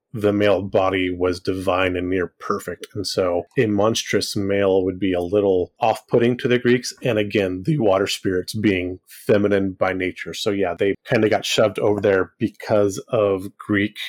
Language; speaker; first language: English; native; English